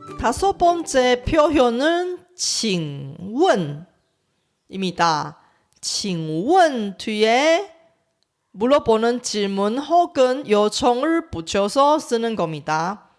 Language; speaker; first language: Korean; non-native, fluent; Chinese